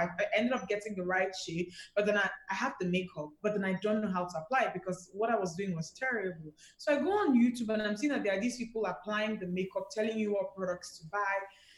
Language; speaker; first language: English; non-native, local second language; Igbo